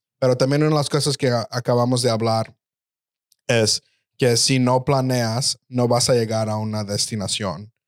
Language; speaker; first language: Spanish; early bilingual, heritage; Spanish